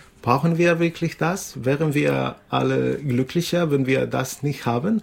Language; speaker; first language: German; non-native, fluent; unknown